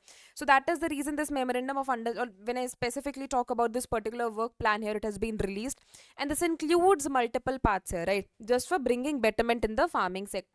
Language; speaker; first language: English; non-native, local second language; Hindi